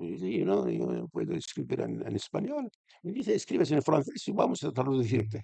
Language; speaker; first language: Spanish; non-native, fluent; Arabic